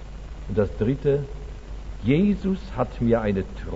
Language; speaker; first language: German; native; German